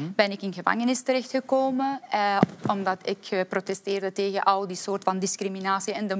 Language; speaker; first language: Dutch; non-native, fluent; Persian